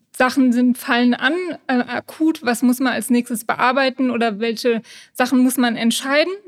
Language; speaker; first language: German; native; German